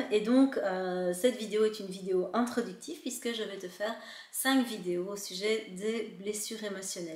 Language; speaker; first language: French; native; French